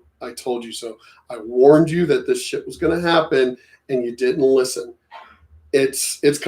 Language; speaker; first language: English; native; English